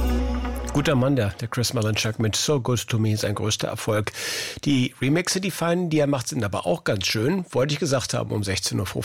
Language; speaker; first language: German; native; German